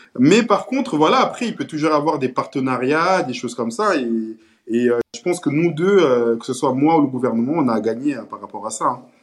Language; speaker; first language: French; early bilingual, other home language; Kabuverdianu